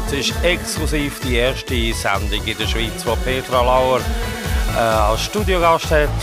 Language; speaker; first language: German; native; German